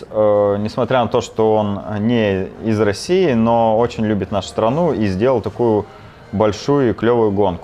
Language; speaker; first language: Russian; native; Russian